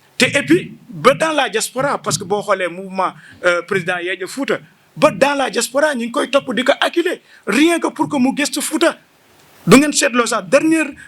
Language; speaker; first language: Wolof; non-native, local second language; Fula